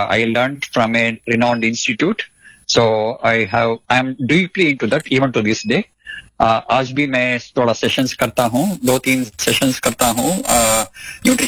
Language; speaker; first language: Hindi; non-native, local second language; Telugu